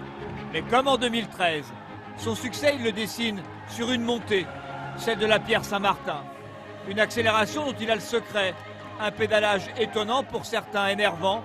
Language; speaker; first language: French; native; French